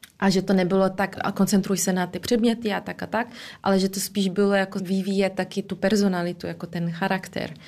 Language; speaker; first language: Czech; early bilingual, heritage; Czech